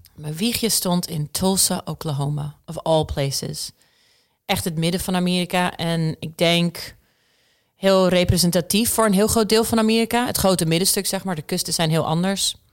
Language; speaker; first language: Dutch; early bilingual, other home language; Czech